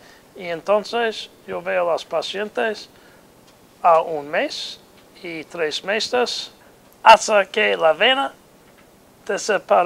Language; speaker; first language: Spanish; non-native, learner; English